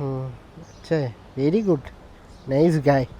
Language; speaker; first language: Hindi; non-native, learner; Malayalam